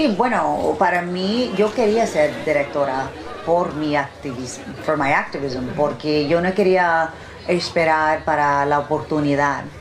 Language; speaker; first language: Spanish; early bilingual, heritage; Spanish